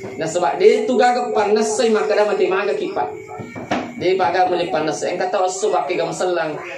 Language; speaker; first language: Indonesian; non-native, local second language; Buginese